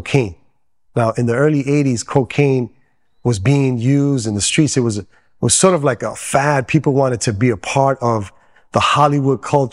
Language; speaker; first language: English; non-native, local second language; Spanish